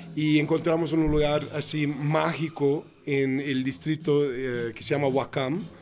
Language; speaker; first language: Spanish; non-native, fluent; English